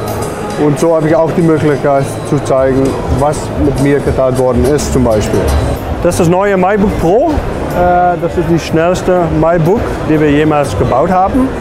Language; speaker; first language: German; non-native, fluent; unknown